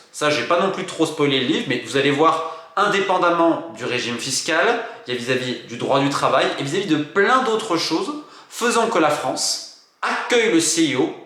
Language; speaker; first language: French; native; French